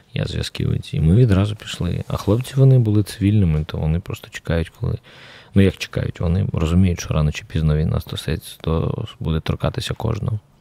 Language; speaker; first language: Ukrainian; native; Ukrainian